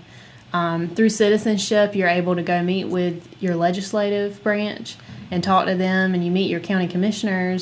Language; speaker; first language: English; native; English